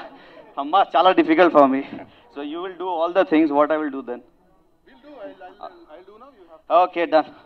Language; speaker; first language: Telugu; non-native, learner; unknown